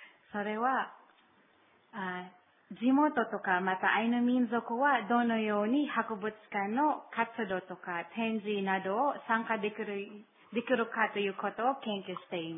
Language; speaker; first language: Japanese; non-native, learner; Filipino